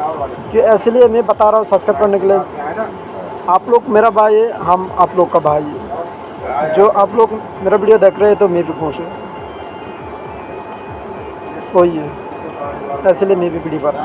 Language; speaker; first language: Hindi; non-native, learner; Bangla